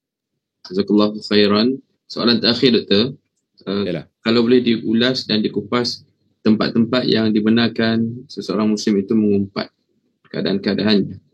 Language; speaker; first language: Malay; native; Malay